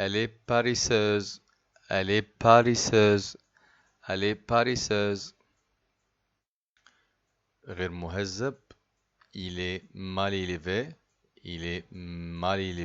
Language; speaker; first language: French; non-native, fluent; Arabic